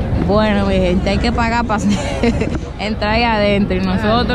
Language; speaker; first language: Spanish; native; Spanish